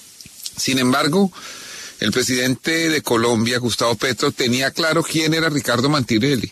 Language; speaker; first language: Spanish; native; Spanish